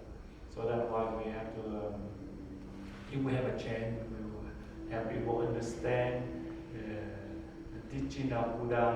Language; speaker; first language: English; non-native, learner; Vietnamese